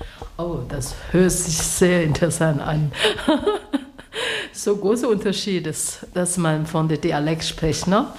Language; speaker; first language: German; non-native, learner; Chinese